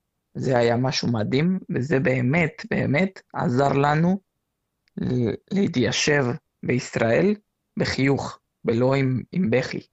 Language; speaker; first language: Hebrew; non-native, fluent; Spanish